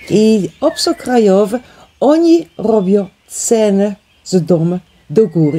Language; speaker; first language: Polish; non-native, learner; Dutch